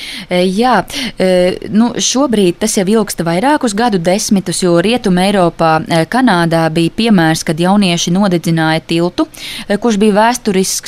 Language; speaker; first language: Latvian; native; Latvian